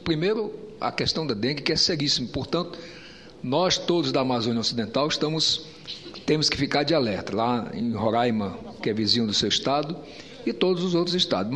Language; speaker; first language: Portuguese; native; Portuguese